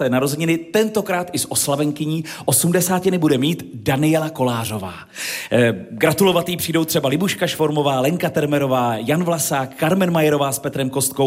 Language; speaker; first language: Czech; native; Czech